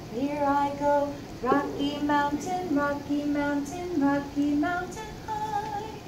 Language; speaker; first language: English; native; English